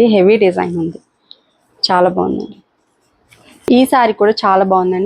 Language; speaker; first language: Telugu; native; Telugu